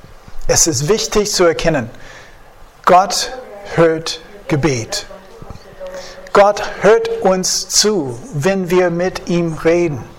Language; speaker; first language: German; non-native, fluent; English